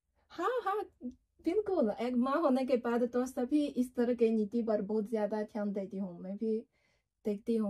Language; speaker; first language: Hindi; non-native, learner; Chinese